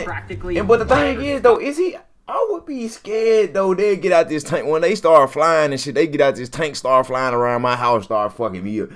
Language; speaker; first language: English; native; English